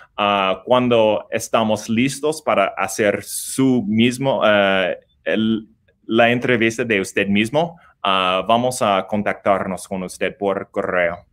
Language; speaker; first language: Spanish; non-native, learner; English